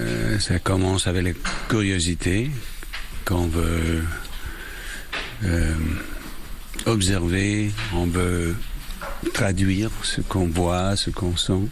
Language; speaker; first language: French; non-native, fluent; English